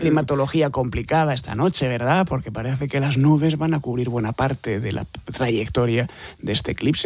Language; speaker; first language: Spanish; native; Spanish